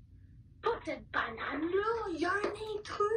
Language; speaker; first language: French; native; French